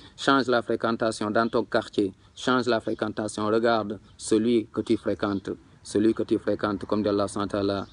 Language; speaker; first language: French; non-native, local second language; Wolof